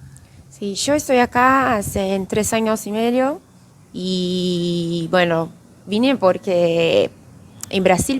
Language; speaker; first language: Spanish; non-native, fluent; Portuguese